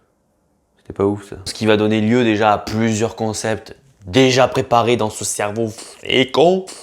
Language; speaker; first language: French; native; French